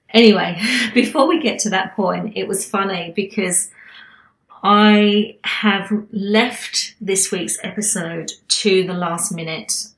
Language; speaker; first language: English; native; English